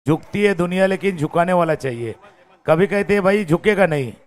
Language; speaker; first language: Hindi; non-native, local second language; Marathi